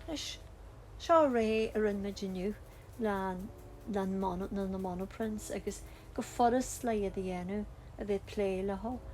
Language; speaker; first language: Irish; native; Irish